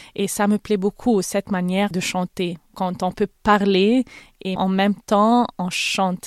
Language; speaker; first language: French; non-native, fluent; Arabic